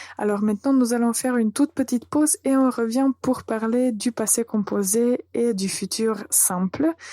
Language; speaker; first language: French; native; French